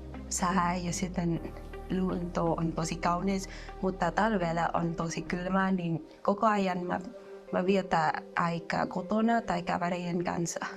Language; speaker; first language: Finnish; non-native, learner; Vietnamese